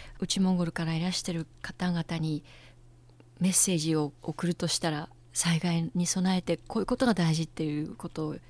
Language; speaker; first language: Japanese; native; Japanese